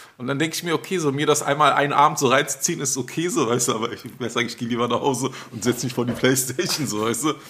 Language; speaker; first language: German; native; German